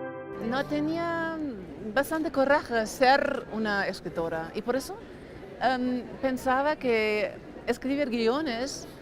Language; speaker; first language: Spanish; non-native, fluent; German